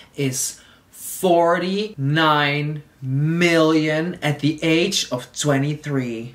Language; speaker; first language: English; non-native, fluent; Dutch